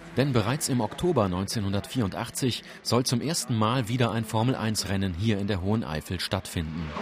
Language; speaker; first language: German; native; German